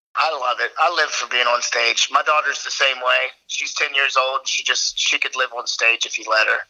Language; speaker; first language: English; native; English